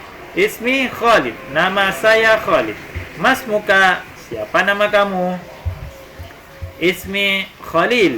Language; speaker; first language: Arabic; non-native, fluent; Indonesian